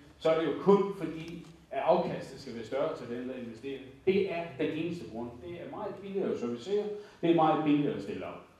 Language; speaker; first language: Danish; native; Danish